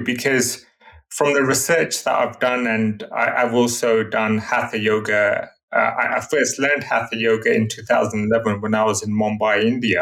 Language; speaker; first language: English; native; English